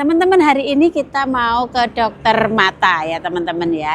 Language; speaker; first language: Indonesian; native; Indonesian